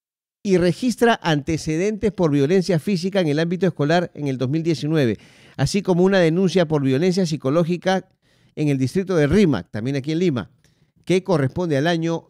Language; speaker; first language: Spanish; native; Spanish